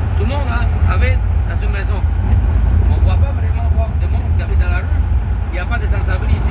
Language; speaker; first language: French; native; French